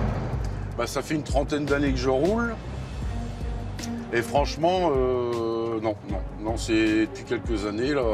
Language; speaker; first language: French; native; French